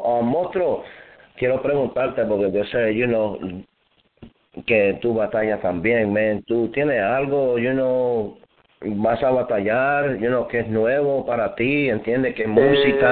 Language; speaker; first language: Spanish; early bilingual, heritage; Spanish